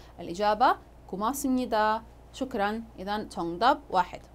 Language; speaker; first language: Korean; non-native, fluent; Arabic